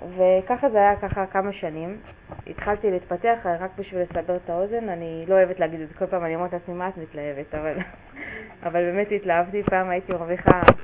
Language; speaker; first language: Hebrew; native; Hebrew